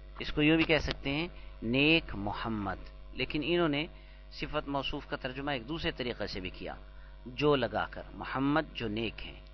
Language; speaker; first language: Urdu; native; Urdu